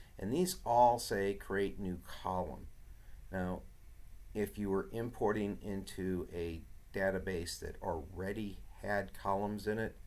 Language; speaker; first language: English; native; English